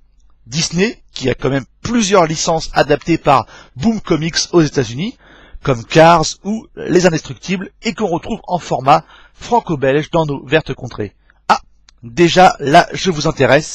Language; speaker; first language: French; native; French